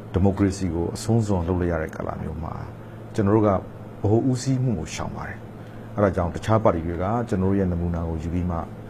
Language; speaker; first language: Burmese; native; Burmese